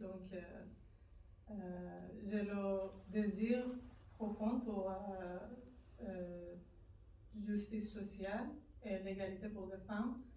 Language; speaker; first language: French; non-native, learner; Persian